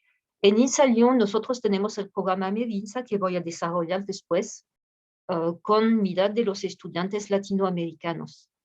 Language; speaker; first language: Spanish; non-native, fluent; French